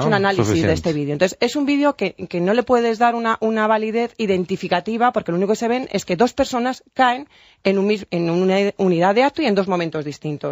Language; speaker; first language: Spanish; native; Spanish